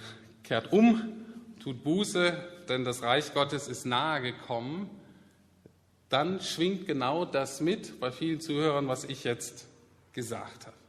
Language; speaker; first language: German; native; German